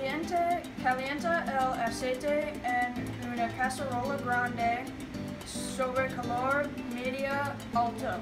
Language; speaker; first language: Spanish; non-native, learner; English